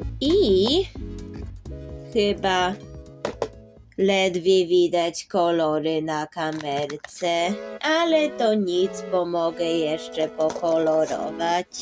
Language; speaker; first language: Polish; early bilingual, heritage; Polish